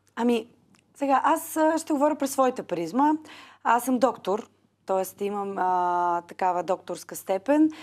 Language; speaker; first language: Bulgarian; native; Bulgarian